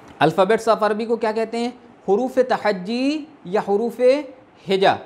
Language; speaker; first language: Urdu; native; Urdu